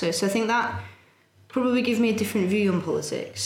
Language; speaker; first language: English; native; English